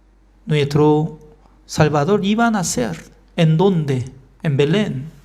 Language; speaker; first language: Spanish; non-native, fluent; Korean